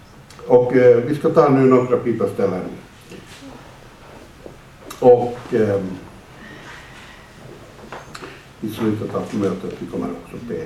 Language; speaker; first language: Swedish; non-native, fluent; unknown